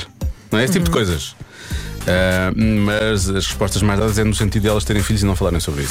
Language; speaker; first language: Portuguese; native; Portuguese